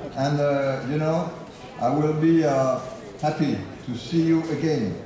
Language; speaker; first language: English; non-native, fluent; French